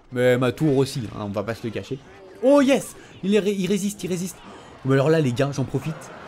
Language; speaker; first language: French; native; French